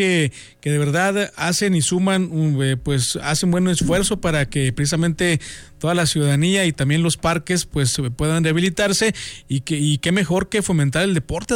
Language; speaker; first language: Spanish; native; Spanish